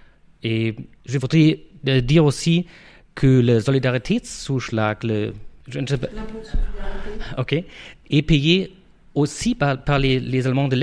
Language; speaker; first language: French; non-native, fluent; German